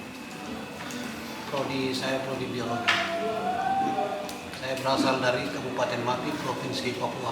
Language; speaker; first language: Indonesian; native; Indonesian